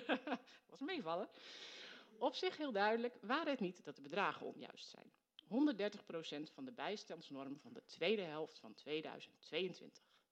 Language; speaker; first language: Dutch; native; Dutch